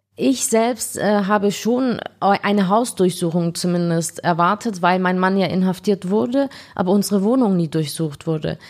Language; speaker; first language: German; early bilingual, other home language; Turkish